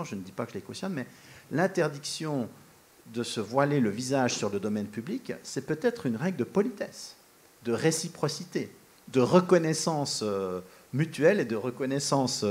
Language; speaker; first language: French; native; French